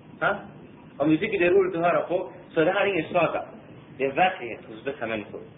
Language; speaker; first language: Swedish; non-native, fluent; Arabic